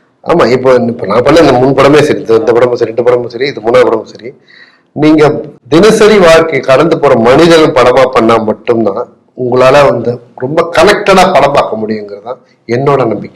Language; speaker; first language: Tamil; native; Tamil